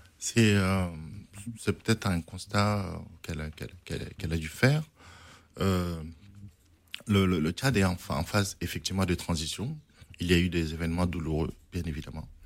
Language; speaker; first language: French; non-native, local second language; Arabic